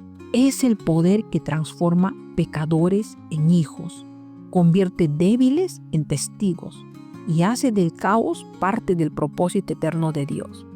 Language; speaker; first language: Spanish; native; Spanish